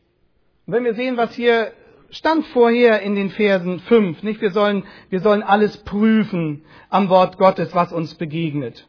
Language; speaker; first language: German; native; German